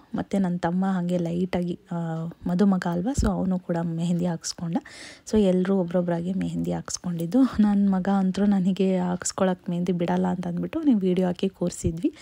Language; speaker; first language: Kannada; native; Kannada